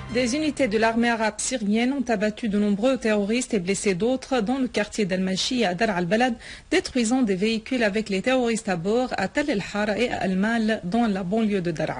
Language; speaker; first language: French; non-native, fluent; Arabic